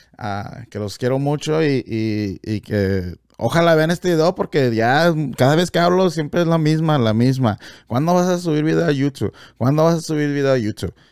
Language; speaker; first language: Spanish; early bilingual, heritage; Spanish